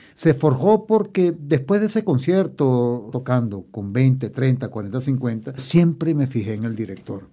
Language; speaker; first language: Spanish; native; Spanish